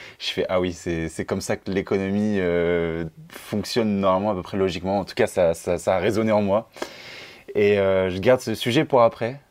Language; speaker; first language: French; native; French